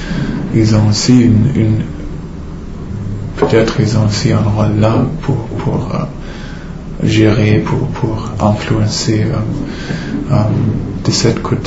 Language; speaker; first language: French; non-native, fluent; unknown